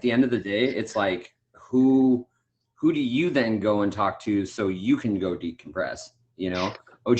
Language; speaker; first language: English; native; English